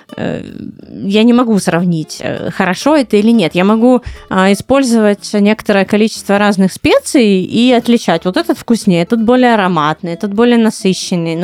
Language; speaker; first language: Russian; native; Russian